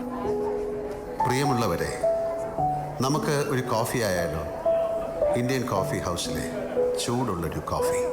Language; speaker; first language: Malayalam; native; Malayalam